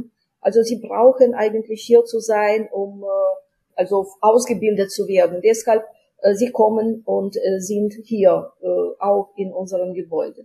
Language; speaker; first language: German; non-native, fluent; Ukrainian